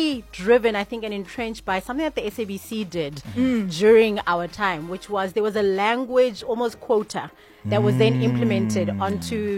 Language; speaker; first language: English; non-native, local second language; Venda